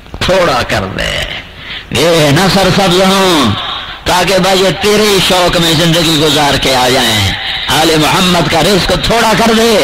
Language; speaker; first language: Urdu; non-native, local second language; Punjabi